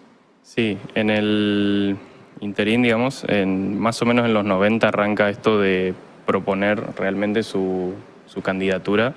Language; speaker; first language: Spanish; native; Spanish